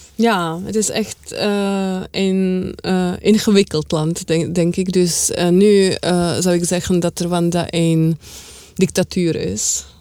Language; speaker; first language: Dutch; non-native, learner; Czech